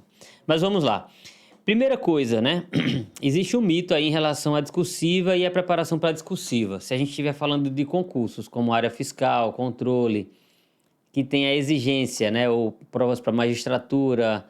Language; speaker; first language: Portuguese; native; Portuguese